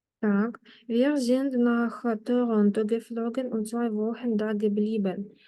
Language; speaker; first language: German; non-native, fluent; Ukrainian